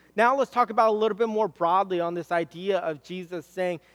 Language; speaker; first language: English; native; English